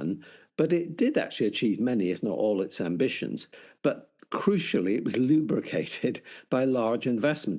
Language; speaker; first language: English; native; English